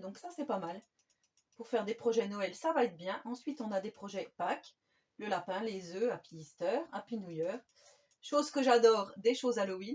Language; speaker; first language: French; native; French